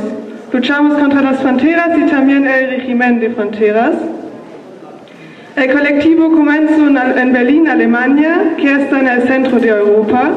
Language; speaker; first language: Spanish; non-native, learner; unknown